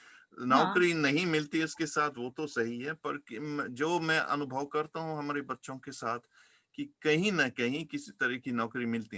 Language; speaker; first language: Hindi; non-native, fluent; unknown